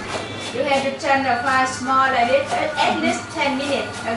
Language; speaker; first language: English; non-native, learner; Vietnamese